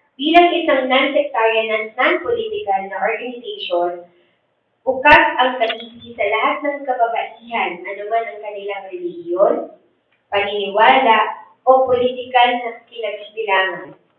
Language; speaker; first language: Filipino; native; Filipino